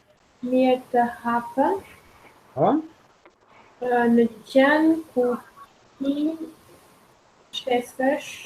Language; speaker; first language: Albanian; non-native, learner; French